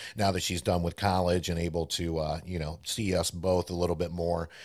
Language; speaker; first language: English; early bilingual, other home language; Spanish